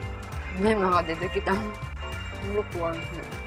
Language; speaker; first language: Japanese; native; Japanese